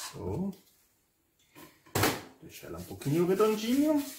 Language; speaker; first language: Portuguese; non-native, fluent; German